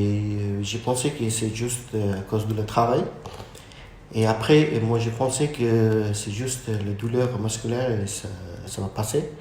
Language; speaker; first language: French; non-native, fluent; Urdu